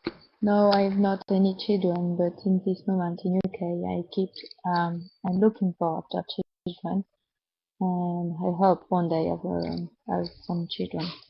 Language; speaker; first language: English; non-native, learner; French